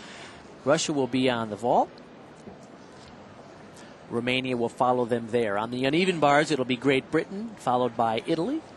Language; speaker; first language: English; native; English